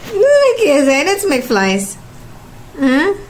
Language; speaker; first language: German; non-native, learner; Indonesian